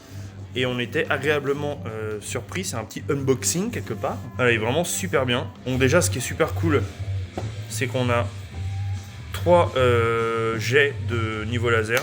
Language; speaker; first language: French; native; French